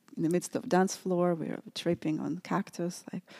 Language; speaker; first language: English; non-native, fluent; Russian